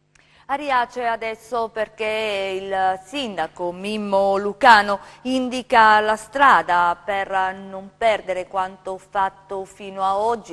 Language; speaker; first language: Italian; native; Italian